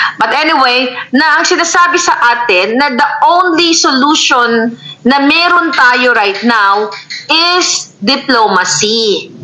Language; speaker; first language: Filipino; non-native, local second language; Cebuano